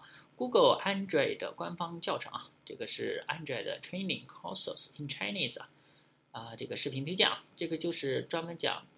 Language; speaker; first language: Chinese; native; Chinese